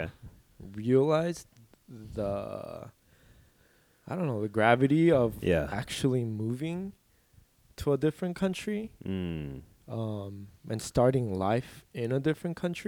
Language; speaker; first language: English; early bilingual, other home language; Korean